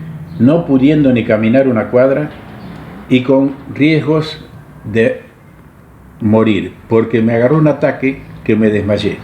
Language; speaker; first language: Spanish; native; Spanish